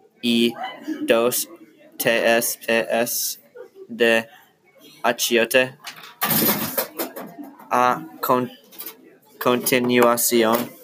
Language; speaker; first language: Spanish; non-native, learner; English